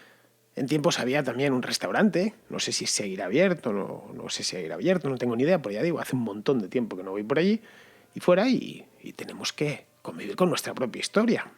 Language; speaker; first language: Spanish; native; Spanish